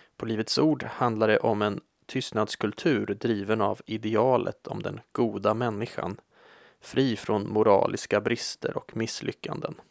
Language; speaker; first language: Swedish; native; Swedish